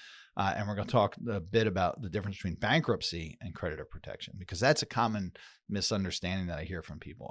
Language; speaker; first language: English; native; English